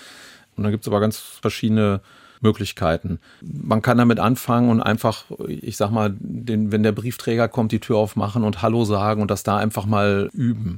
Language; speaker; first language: German; native; German